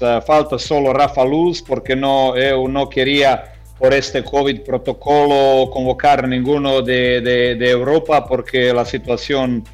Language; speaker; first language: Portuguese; non-native, learner; Croatian